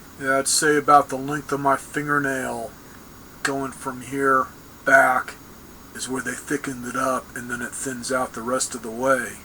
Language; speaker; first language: English; native; English